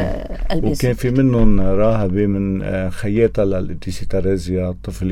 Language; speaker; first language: Arabic; native; Arabic